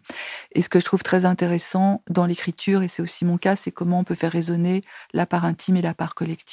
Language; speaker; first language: French; native; French